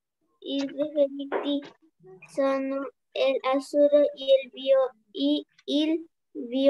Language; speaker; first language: Italian; non-native, learner; Spanish